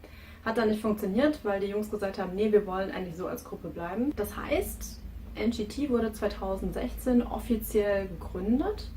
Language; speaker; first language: German; native; German